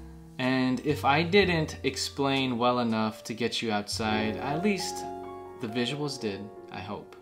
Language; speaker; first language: English; native; English